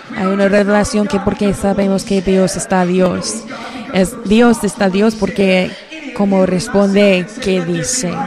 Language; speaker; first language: Spanish; non-native, learner; English